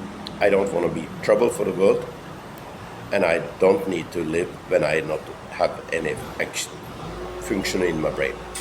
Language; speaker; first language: English; non-native, fluent; Norwegian